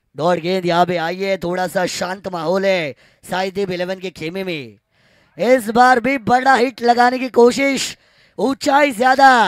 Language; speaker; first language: Hindi; non-native, local second language; Marathi